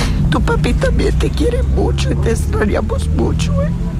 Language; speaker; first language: Spanish; native; Spanish